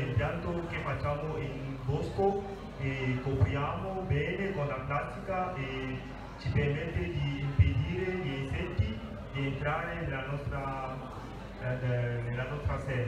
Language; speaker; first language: Italian; non-native, fluent; French